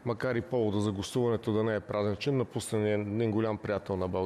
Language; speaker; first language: Bulgarian; native; Bulgarian